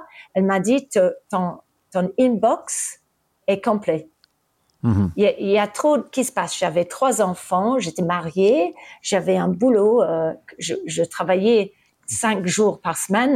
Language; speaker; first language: French; early bilingual, heritage; English